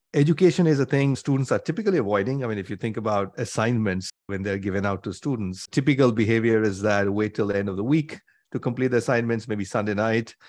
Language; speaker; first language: English; non-native, local second language; Bangla